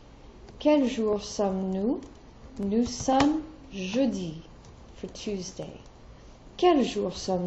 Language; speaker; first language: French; non-native, fluent; English